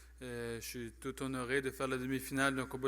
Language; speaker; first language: French; native; French